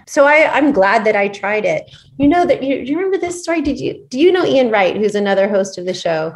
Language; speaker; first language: English; native; English